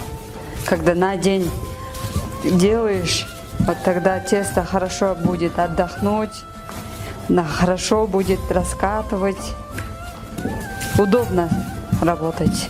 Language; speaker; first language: Russian; non-native, local second language; Kyrgyz